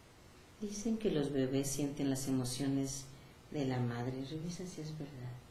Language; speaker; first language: Spanish; native; Spanish